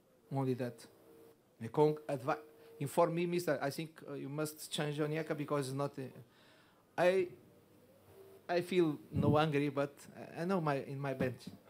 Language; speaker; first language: English; non-native, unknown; Portuguese